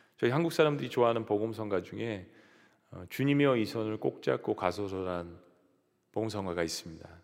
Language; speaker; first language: Korean; native; Korean